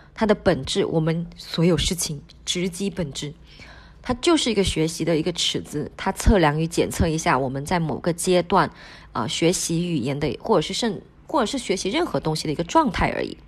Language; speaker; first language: Chinese; non-native, local second language; Min Nan Chinese